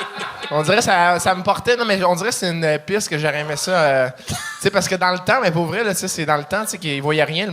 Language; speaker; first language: French; native; French